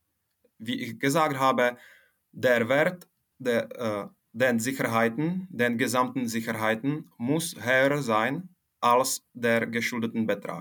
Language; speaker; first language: German; non-native, fluent; Czech